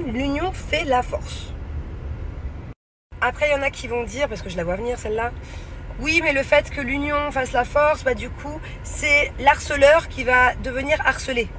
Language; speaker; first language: French; native; French